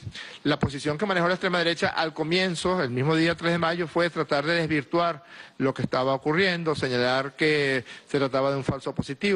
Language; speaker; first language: Spanish; native; Spanish